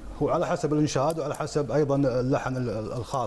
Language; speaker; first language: Arabic; native; Arabic